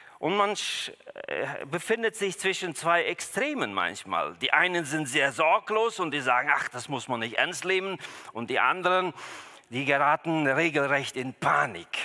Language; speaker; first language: German; early bilingual, other home language; Russian